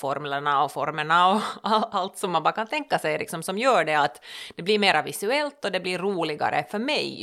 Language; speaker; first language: Swedish; native; Swedish